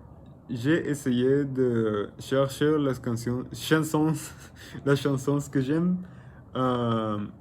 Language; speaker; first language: French; non-native, learner; Spanish